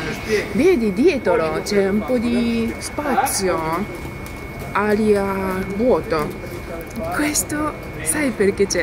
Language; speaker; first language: Italian; non-native, learner; Japanese